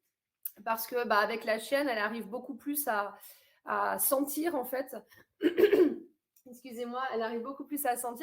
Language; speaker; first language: French; native; French